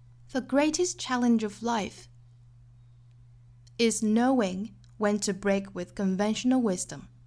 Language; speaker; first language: English; non-native, fluent; Chinese